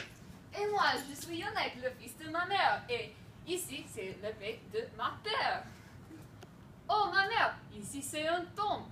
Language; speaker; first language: French; non-native, learner; English